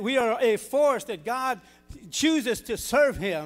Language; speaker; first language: English; early bilingual, other home language; Spanish